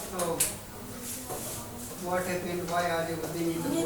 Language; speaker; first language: English; non-native, local second language; Hindi